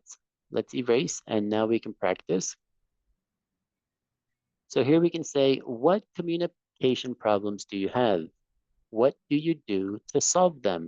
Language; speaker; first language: English; non-native, fluent; Spanish